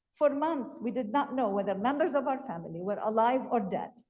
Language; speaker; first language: English; non-native, fluent; Arabic